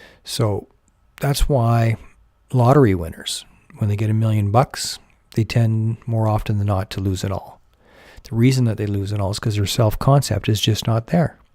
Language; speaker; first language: English; native; English